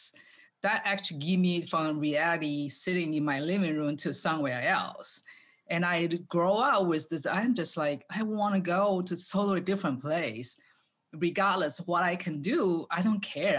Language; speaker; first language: English; non-native, fluent; Chinese